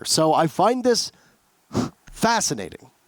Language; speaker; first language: English; native; English